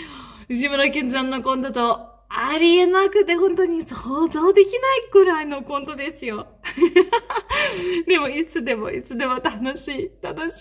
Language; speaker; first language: Japanese; non-native, fluent; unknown